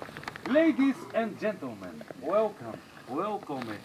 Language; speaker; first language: English; non-native, learner; Bulgarian